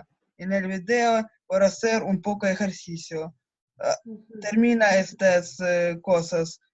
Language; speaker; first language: Spanish; non-native, learner; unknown